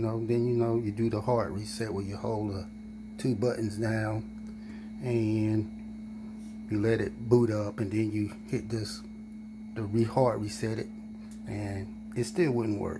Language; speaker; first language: English; native; English